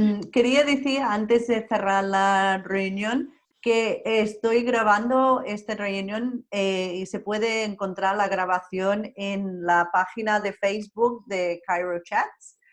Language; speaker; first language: Spanish; non-native, fluent; English